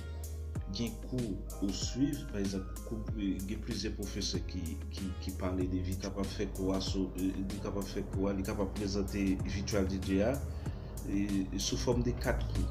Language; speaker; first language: French; non-native, learner; Haitian Creole